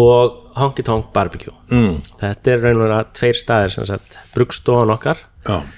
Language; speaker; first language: Icelandic; non-native, fluent; English